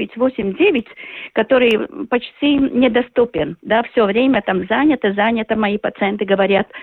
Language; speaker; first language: Russian; non-native, local second language; Latvian